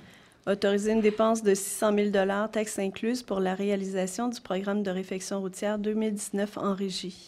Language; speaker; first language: French; native; French